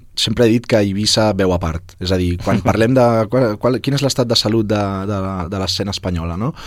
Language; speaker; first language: Catalan; native; Catalan